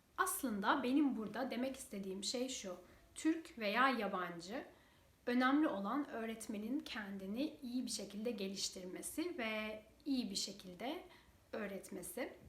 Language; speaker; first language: Turkish; native; Turkish